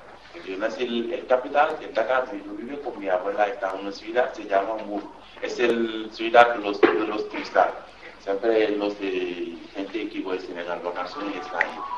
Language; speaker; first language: Spanish; non-native, learner; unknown